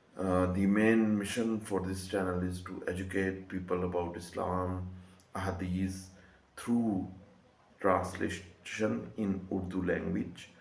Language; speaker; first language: English; non-native, local second language; Urdu